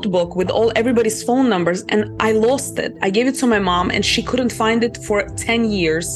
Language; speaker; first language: English; early bilingual, other home language; Russian